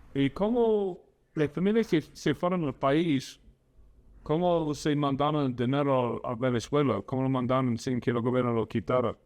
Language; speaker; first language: Spanish; non-native, fluent; English